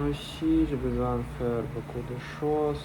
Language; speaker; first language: French; non-native, learner; Russian